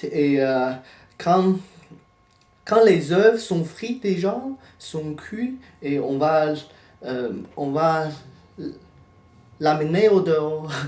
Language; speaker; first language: French; non-native, fluent; Chinese